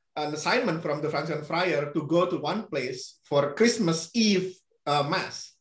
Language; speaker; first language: English; non-native, fluent; Indonesian